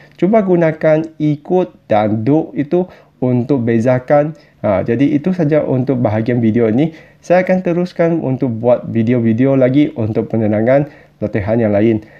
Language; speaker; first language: Malay; non-native, local second language; Chinese